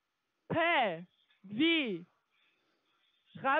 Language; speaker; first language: German; non-native, learner; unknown